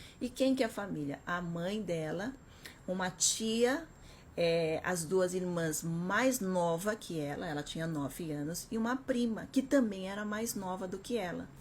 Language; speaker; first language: Portuguese; early bilingual, other home language; Korean